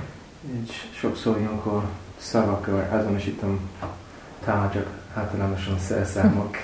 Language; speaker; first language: Hungarian; non-native, learner; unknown